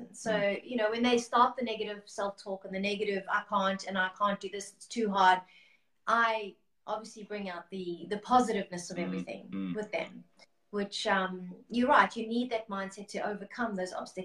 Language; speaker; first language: English; native; English